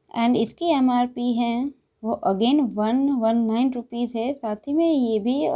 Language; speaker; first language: Hindi; non-native, local second language; Gujarati